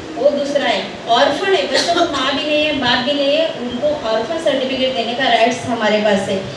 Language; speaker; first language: Hindi; non-native, local second language; Marathi